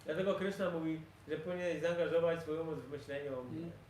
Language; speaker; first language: Polish; native; Polish